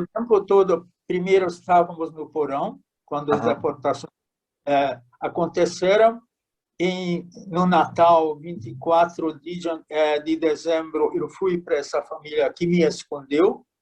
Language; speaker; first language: Portuguese; non-native, fluent; Hungarian